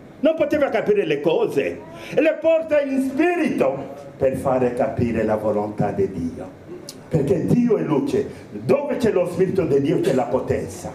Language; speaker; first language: Italian; non-native, fluent; Romanian